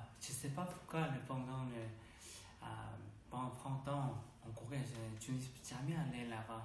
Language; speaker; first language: French; non-native, learner; Korean